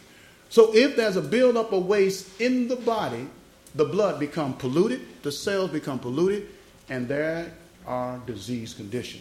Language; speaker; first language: English; native; English